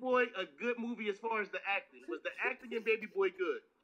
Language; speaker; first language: English; native; English